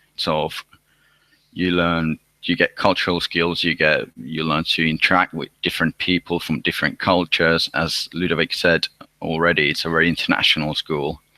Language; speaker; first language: English; non-native, fluent; Finnish